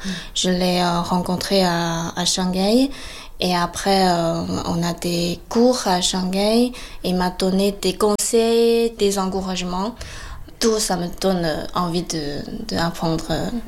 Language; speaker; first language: French; non-native, fluent; Chinese